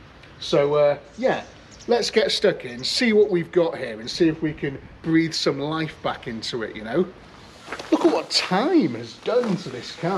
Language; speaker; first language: English; native; English